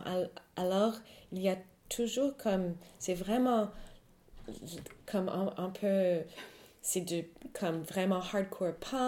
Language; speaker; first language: French; non-native, fluent; English